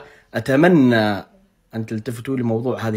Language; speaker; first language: Arabic; native; Arabic